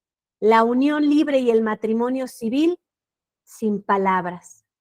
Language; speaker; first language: Spanish; native; Spanish